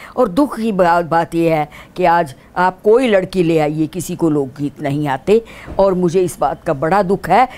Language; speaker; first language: Hindi; non-native, local second language; Dogri